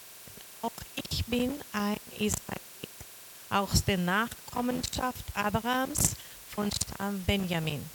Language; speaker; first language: German; non-native, learner; Portuguese